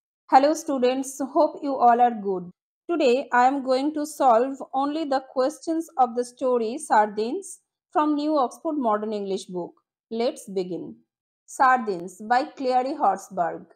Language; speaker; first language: English; non-native, local second language; Bangla